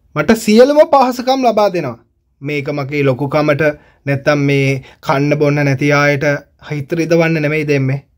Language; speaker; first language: Sinhala; non-native, local second language; Tamil